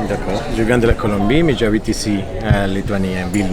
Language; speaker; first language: French; non-native, fluent; Spanish